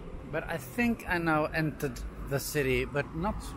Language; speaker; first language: English; non-native, fluent; Swedish